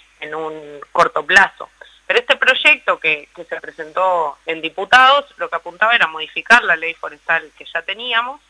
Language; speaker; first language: Spanish; native; Spanish